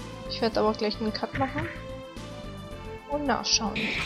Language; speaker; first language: German; native; German